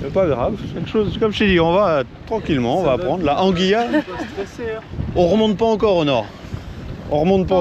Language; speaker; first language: French; native; French